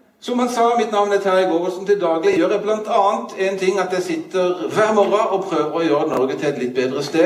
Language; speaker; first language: Norwegian; native; Norwegian